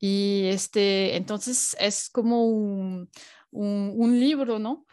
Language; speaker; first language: Spanish; non-native, fluent; French